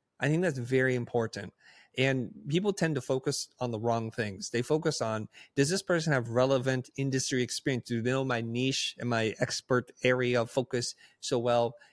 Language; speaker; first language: English; early bilingual, other home language; Vietnamese